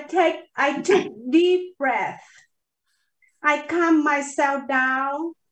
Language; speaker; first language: English; non-native, learner; Vietnamese